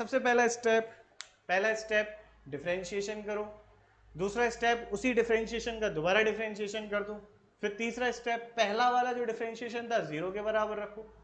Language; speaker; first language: Hindi; native; Hindi